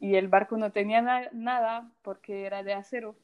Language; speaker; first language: Spanish; non-native, fluent; French